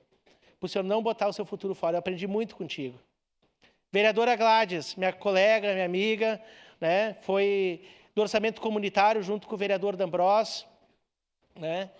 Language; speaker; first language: Portuguese; native; Portuguese